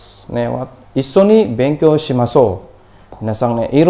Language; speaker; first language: Japanese; non-native, fluent; Indonesian